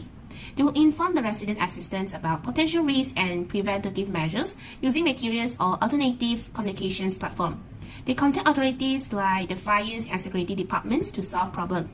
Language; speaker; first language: English; non-native, local second language; Malay